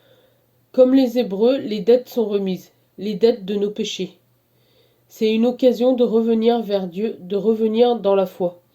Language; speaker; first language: French; native; French